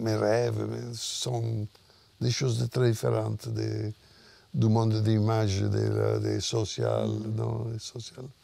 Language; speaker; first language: French; non-native, fluent; Italian